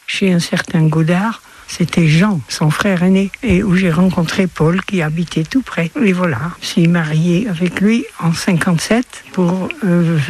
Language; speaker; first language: French; non-native, fluent; Dutch